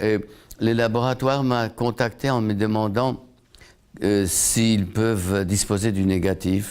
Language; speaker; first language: French; non-native, fluent; Polish